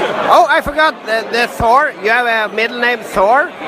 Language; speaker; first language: English; non-native, fluent; Norwegian